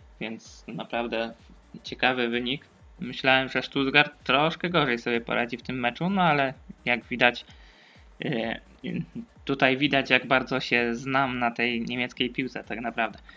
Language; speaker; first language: Polish; native; Polish